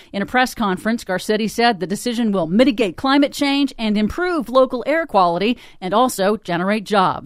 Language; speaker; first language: English; native; English